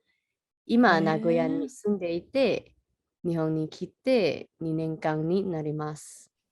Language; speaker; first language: Japanese; non-native, learner; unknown